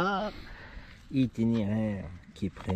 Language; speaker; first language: French; native; French